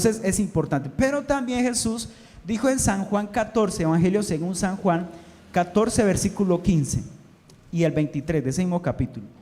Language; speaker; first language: Spanish; native; Spanish